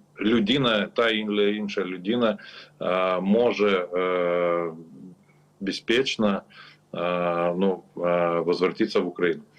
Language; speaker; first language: Ukrainian; non-native, learner; Lithuanian